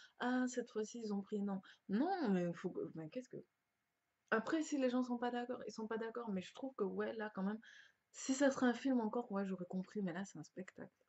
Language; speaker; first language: French; early bilingual, other home language; Lingala